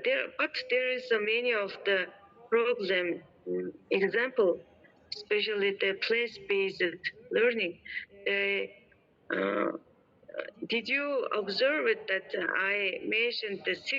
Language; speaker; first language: English; non-native, learner; Mongolian